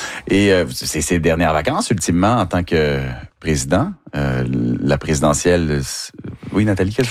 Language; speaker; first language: French; native; French